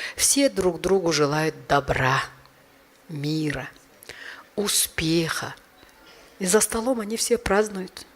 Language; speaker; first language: Russian; non-native, local second language; Uyghur